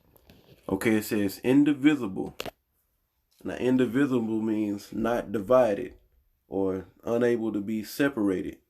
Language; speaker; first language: English; native; English